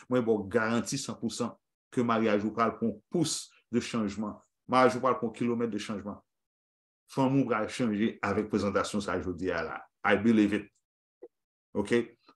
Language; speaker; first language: French; native; French